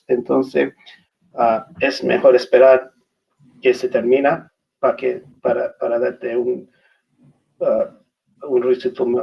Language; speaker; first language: Spanish; non-native, learner; English